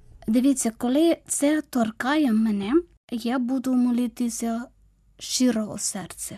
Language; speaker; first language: Ukrainian; non-native, learner; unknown